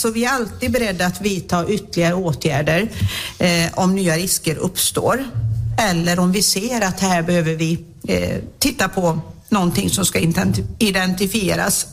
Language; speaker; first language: Swedish; native; Swedish